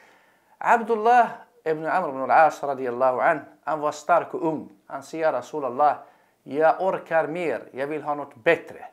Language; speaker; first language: Swedish; non-native, fluent; Arabic